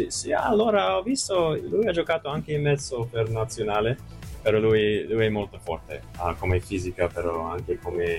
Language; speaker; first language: Italian; non-native, fluent; English